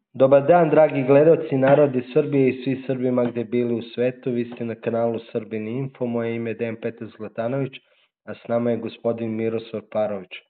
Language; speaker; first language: Serbian; native; Serbian